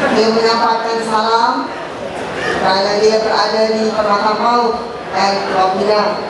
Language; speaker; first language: Malay; native; Malay